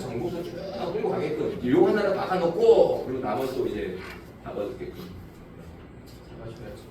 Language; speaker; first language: Korean; native; Korean